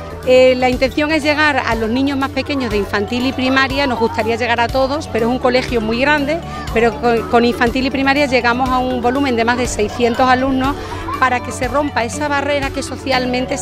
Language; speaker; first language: Spanish; native; Spanish